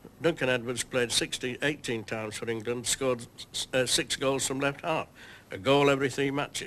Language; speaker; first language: English; native; English